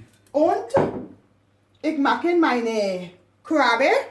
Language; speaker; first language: German; non-native, learner; English